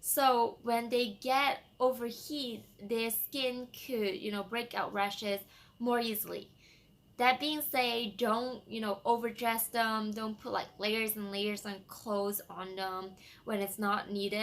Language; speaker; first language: English; non-native, fluent; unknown